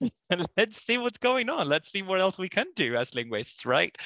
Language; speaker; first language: English; non-native, fluent; Spanish